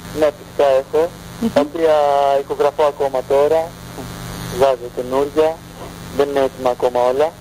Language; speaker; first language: Greek; early bilingual, other home language; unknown